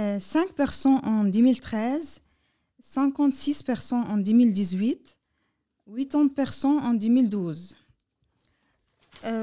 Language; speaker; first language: French; non-native, learner; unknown